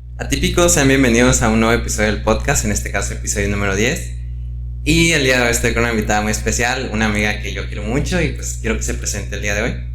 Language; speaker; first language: Spanish; native; Spanish